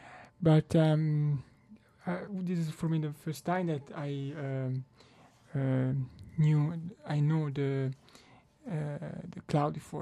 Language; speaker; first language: English; non-native, learner; Italian